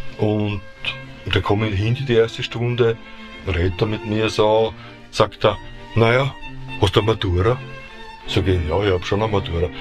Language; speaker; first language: German; native; German